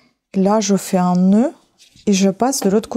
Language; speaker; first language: French; native; French